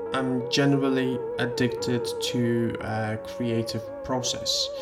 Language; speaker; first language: English; non-native, fluent; Georgian